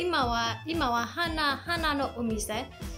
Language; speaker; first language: Japanese; non-native, learner; Burmese